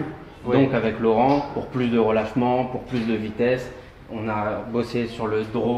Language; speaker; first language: French; native; French